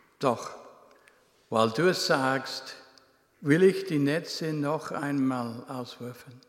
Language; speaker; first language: German; non-native, fluent; English